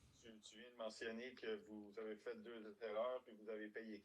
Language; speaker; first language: French; native; French